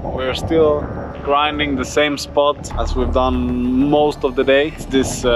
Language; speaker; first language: English; non-native, fluent; Swedish